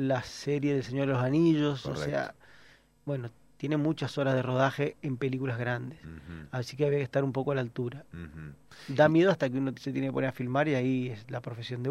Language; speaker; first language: Spanish; native; Spanish